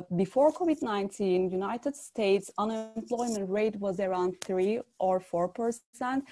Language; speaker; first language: English; non-native, fluent; Turkish